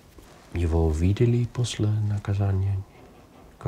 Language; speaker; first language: Russian; non-native, fluent; Dutch